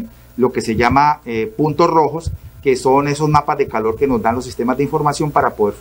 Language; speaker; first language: Spanish; native; Spanish